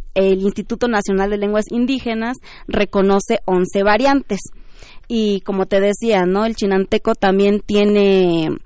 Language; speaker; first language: Spanish; early bilingual, other home language; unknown